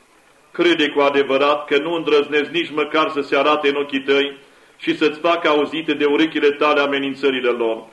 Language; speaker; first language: Romanian; native; Romanian